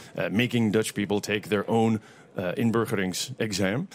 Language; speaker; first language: Dutch; non-native, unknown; English